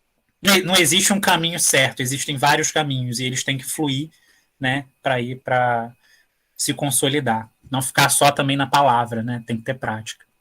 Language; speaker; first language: Portuguese; native; Portuguese